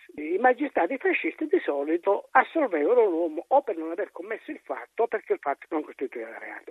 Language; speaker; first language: Italian; native; Italian